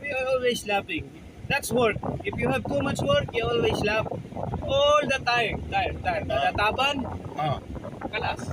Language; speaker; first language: English; non-native, local second language; Filipino